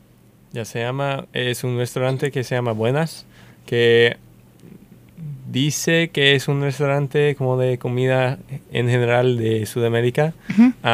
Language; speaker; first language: Spanish; non-native, fluent; English